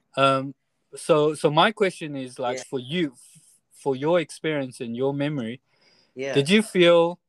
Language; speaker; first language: English; non-native, fluent; Chinese